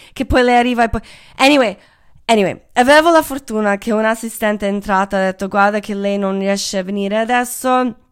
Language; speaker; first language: Italian; non-native, fluent; Croatian